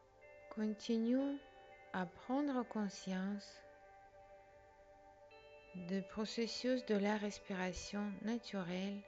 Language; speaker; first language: French; non-native, fluent; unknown